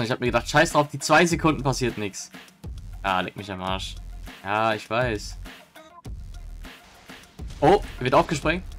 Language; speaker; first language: German; native; German